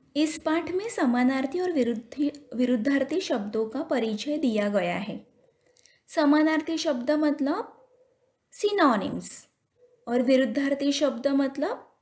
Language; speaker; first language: Hindi; non-native, local second language; Marathi